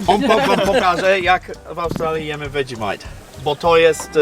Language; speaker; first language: Polish; non-native, fluent; English